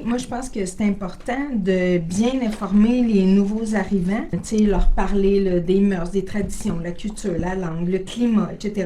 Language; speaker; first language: French; native; French